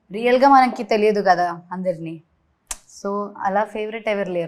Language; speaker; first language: Telugu; non-native, learner; Malayalam